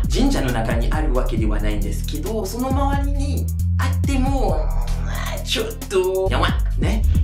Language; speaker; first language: Japanese; non-native, fluent; French